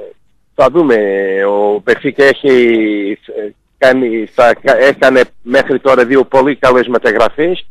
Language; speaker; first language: Greek; non-native, fluent; Portuguese